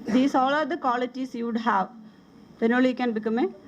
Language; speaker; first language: English; non-native, local second language; Malayalam